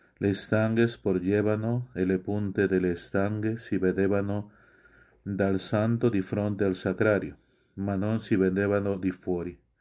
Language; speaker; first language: Italian; non-native, fluent; Spanish